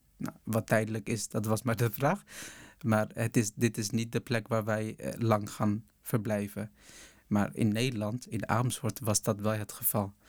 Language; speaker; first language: Dutch; early bilingual, other home language; Tigrinya